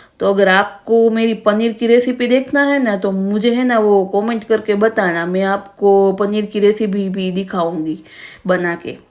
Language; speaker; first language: Hindi; non-native, local second language; Gujarati